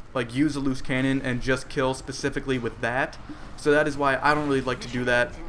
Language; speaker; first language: English; native; English